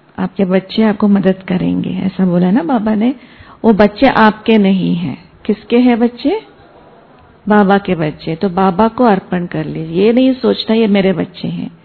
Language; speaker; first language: Hindi; native; Hindi